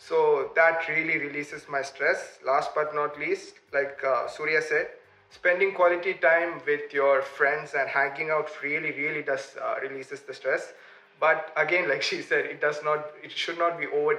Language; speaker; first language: English; non-native, local second language; Tamil